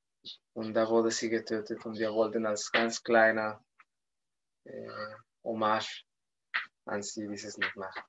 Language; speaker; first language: German; non-native, fluent; Spanish